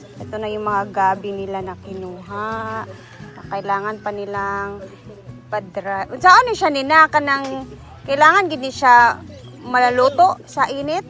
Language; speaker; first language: Filipino; non-native, local second language; Cebuano